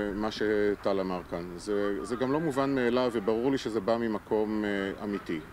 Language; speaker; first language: Hebrew; native; Hebrew